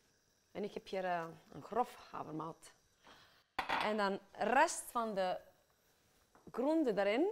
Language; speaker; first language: Dutch; non-native, fluent; Icelandic